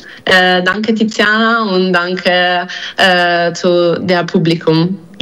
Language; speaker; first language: German; non-native, learner; Italian